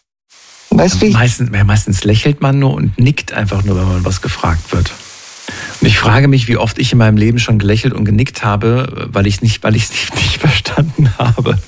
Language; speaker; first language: German; native; German